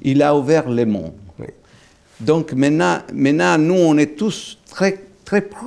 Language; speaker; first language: French; non-native, fluent; Italian